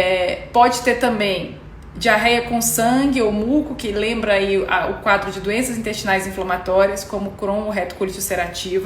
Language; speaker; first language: Portuguese; native; Portuguese